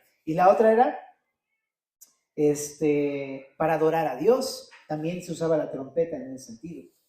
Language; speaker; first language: Spanish; native; Spanish